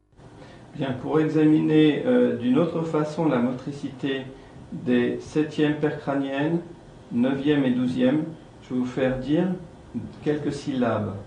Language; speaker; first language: French; native; French